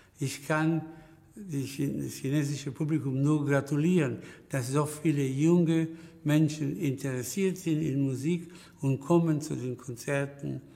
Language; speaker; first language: German; non-native, fluent; Spanish